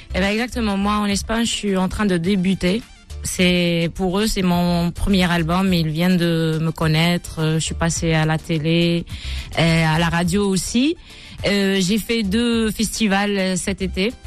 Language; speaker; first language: French; non-native, local second language; Arabic